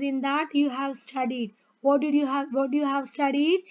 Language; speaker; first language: English; non-native, local second language; Kannada